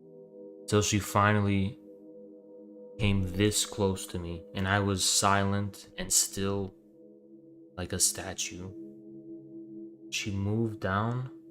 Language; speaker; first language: English; native; English